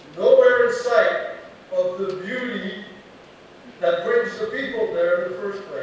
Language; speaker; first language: English; native; English